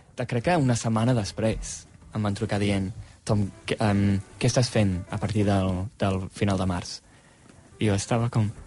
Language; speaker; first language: Catalan; non-native, fluent; English